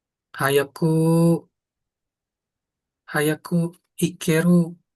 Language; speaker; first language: Japanese; non-native, learner; Indonesian